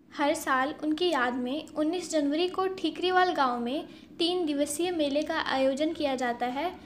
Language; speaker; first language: Hindi; native; Hindi